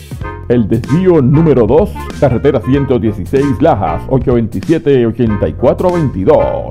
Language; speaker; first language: Spanish; native; Spanish